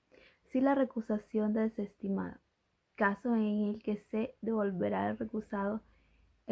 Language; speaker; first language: Spanish; native; Spanish